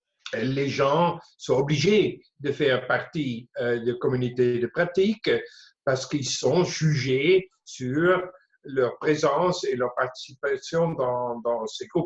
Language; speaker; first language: French; non-native, fluent; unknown